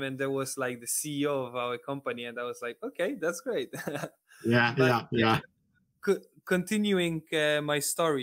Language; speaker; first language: English; non-native, fluent; Polish